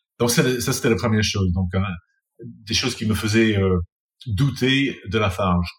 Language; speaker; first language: French; non-native, fluent; English